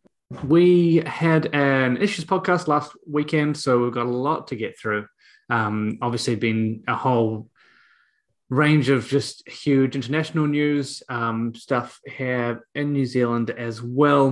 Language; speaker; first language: English; native; English